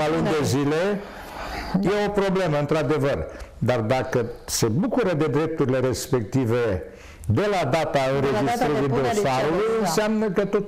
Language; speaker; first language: Romanian; native; Romanian